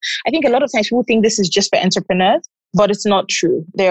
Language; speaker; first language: English; non-native, local second language; Yoruba